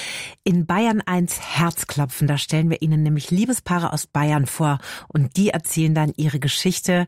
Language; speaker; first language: German; native; German